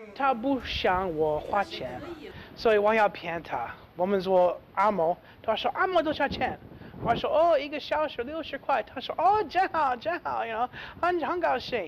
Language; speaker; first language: Chinese; non-native, learner; English